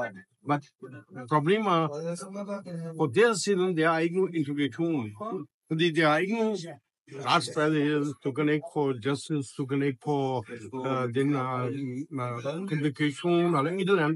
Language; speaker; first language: Danish; non-native, learner; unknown